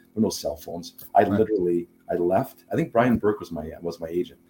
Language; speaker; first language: English; non-native, fluent; German